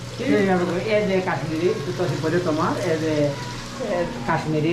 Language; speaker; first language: Spanish; non-native, learner; Bangla